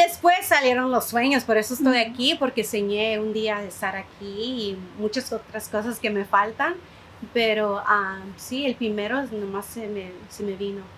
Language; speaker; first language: Spanish; early bilingual, heritage; Spanish